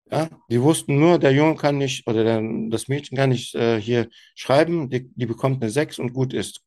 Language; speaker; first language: German; early bilingual, other home language; Turkish